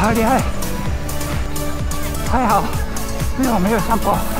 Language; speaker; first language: Chinese; non-native, learner; Japanese